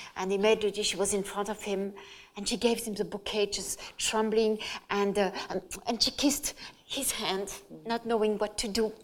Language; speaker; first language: English; non-native, fluent; French